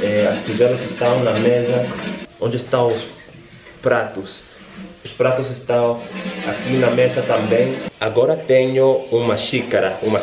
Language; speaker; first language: Portuguese; non-native, learner; English